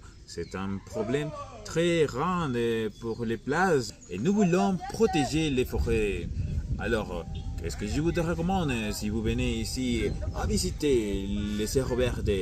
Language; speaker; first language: French; non-native, learner; Spanish